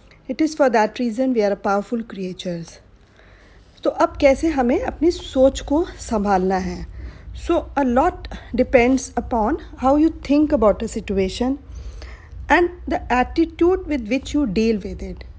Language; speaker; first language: English; non-native, local second language; Hindi